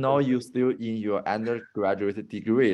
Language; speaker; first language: English; non-native, fluent; Chinese